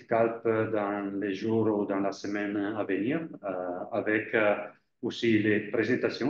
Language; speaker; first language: French; non-native, fluent; Italian